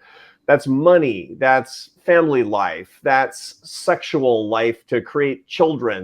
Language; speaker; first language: English; native; English